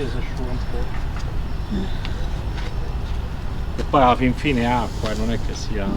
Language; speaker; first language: Italian; native; Italian